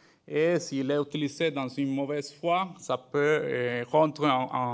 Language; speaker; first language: French; non-native, fluent; Spanish